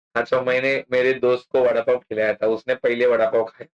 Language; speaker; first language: Hindi; non-native, local second language; Marathi